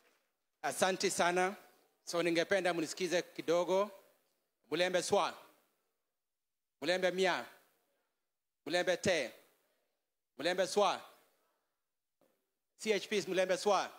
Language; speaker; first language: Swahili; non-native, local second language; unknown